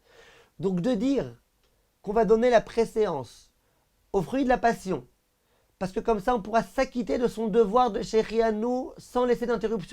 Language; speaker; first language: French; native; French